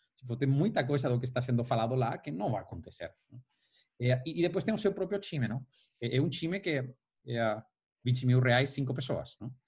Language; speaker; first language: Portuguese; non-native, fluent; Spanish